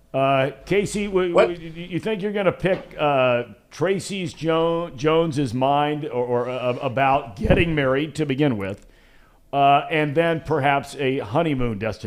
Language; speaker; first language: English; native; English